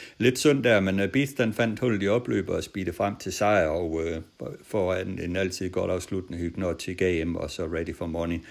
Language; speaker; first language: Danish; native; Danish